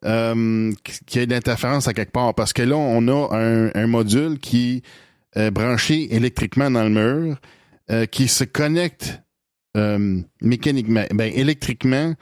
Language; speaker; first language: French; native; French